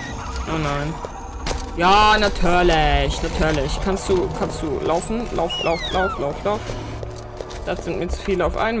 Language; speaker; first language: German; native; German